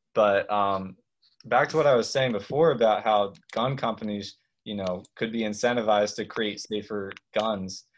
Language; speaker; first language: English; native; English